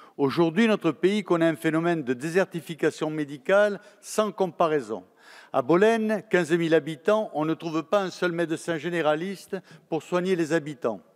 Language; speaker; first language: French; native; French